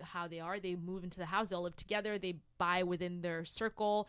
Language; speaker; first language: English; non-native, fluent; Rundi